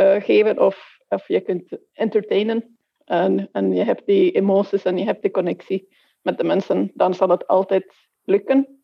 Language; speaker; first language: Dutch; non-native, fluent; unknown